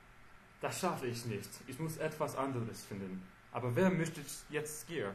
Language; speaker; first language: German; non-native, learner; English